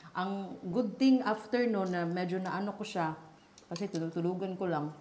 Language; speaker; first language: Filipino; non-native, local second language; Cebuano